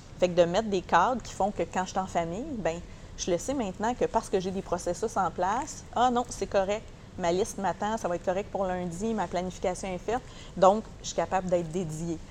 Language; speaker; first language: French; native; French